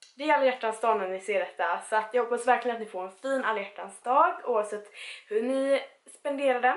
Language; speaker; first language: Swedish; early bilingual, other home language; Spanish